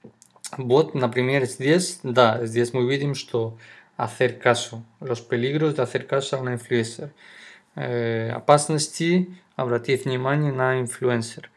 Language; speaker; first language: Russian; non-native, fluent; Spanish